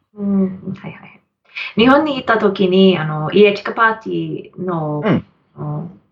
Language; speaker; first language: Japanese; non-native, learner; English